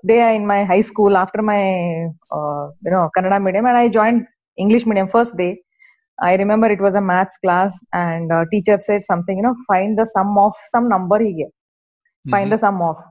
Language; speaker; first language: English; non-native, local second language; Kannada